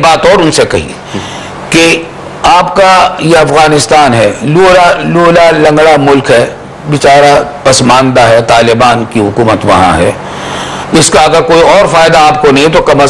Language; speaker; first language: Urdu; native; Urdu